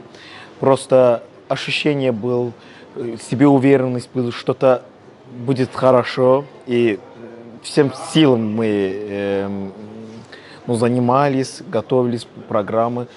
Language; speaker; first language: Russian; non-native, fluent; Azerbaijani